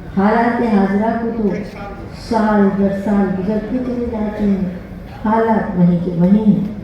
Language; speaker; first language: Urdu; native; Urdu